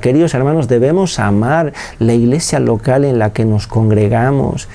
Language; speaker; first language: Spanish; native; Spanish